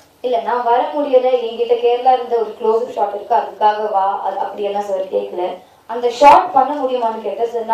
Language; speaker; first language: Tamil; non-native, learner; Malayalam